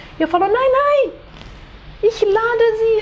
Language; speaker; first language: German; non-native, fluent; Portuguese